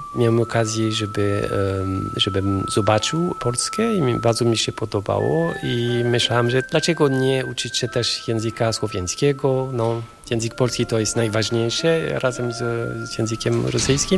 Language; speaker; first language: Polish; non-native, fluent; French